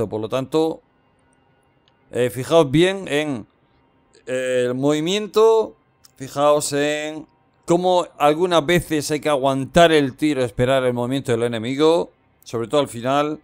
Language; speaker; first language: Spanish; native; Spanish